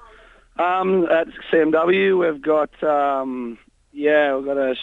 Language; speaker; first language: English; native; English